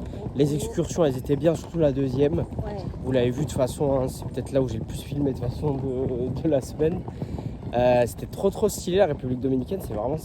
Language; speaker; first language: French; native; French